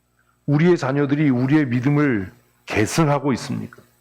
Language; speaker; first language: Korean; native; Korean